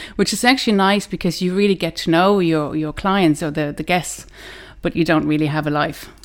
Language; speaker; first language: English; non-native, fluent; German